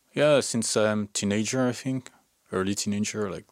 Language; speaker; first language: English; non-native, fluent; French